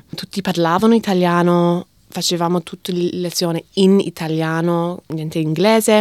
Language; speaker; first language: Italian; non-native, fluent; English